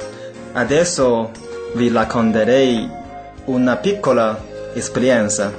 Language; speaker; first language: Italian; non-native, fluent; Chinese